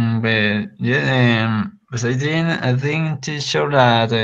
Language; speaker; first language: English; non-native, learner; Spanish